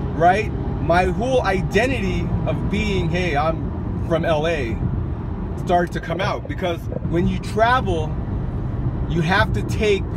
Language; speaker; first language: English; native; English